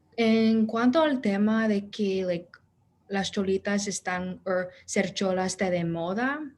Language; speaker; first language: Spanish; non-native, fluent; English